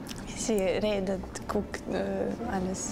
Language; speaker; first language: German; non-native, learner; Russian